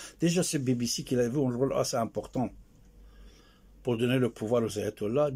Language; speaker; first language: French; non-native, fluent; Persian